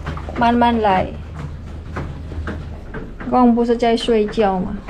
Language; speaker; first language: Chinese; non-native, learner; Javanese